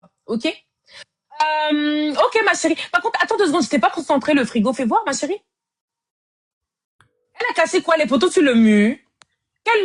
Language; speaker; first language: French; native; French